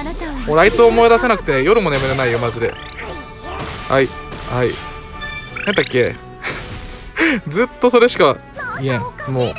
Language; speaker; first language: Japanese; native; Japanese